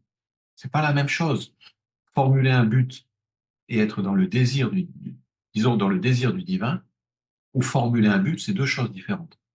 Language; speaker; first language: French; native; French